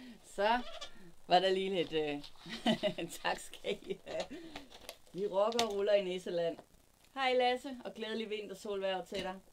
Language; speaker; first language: Danish; native; Danish